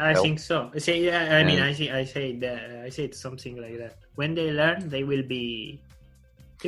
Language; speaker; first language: English; non-native, learner; Italian